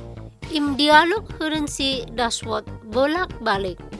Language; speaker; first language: German; non-native, learner; Indonesian